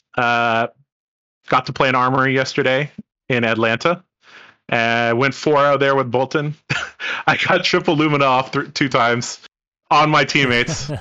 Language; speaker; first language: English; non-native, local second language; Cantonese